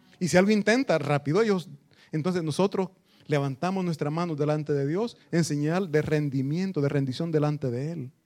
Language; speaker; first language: Spanish; native; Spanish